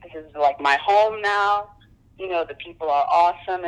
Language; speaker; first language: English; non-native, local second language; Yoruba